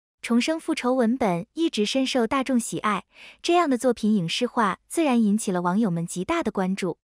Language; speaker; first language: Chinese; native; Chinese